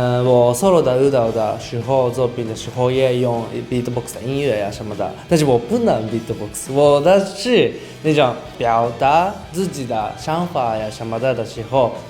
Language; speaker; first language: Chinese; non-native, learner; Japanese